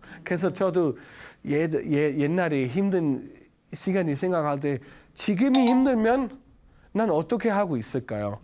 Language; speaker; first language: Korean; non-native, learner; Danish